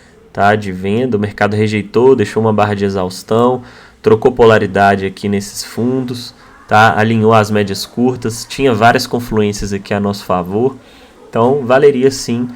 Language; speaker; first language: Portuguese; native; Portuguese